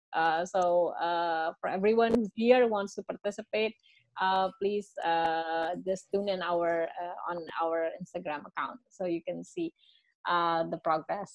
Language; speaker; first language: English; non-native, fluent; Indonesian